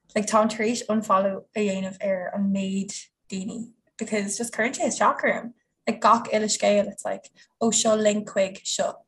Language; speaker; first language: Irish; non-native, local second language; English